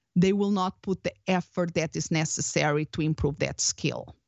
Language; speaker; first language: English; non-native, fluent; Portuguese